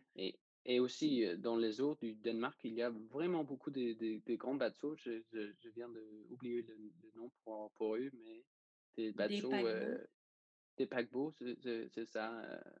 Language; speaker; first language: French; non-native, fluent; Danish